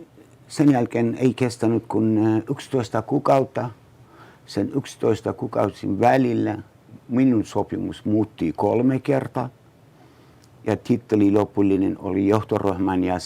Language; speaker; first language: Finnish; non-native, learner; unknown